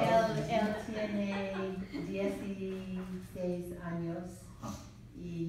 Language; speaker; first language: Spanish; non-native, learner; English